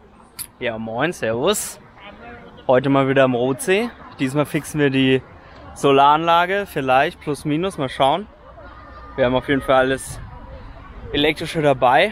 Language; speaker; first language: German; native; German